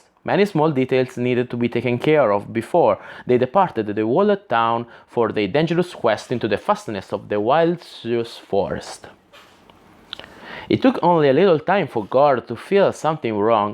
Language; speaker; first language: English; non-native, fluent; Italian